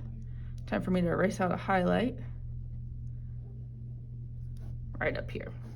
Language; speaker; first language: English; native; English